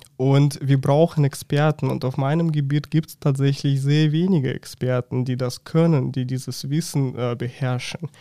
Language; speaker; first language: German; non-native, fluent; Russian